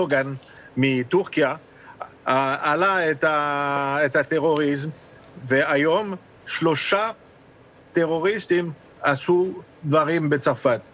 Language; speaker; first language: Hebrew; non-native, fluent; French